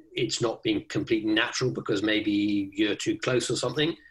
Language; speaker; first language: English; native; English